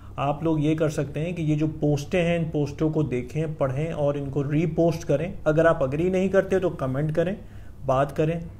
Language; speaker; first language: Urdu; native; Urdu